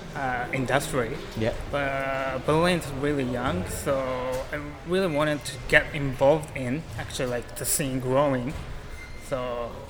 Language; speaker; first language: English; non-native, learner; Japanese